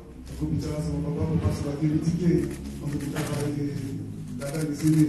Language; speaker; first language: Indonesian; non-native, fluent; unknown